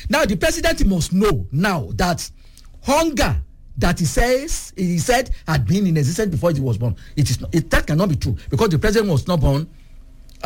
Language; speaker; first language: English; non-native, local second language; Yoruba